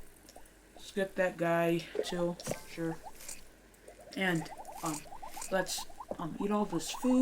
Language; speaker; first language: English; native; English